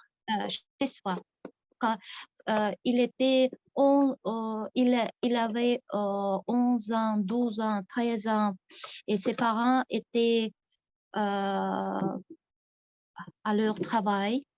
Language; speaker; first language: French; non-native, fluent; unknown